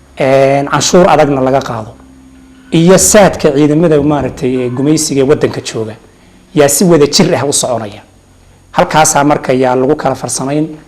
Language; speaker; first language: Somali; native; Somali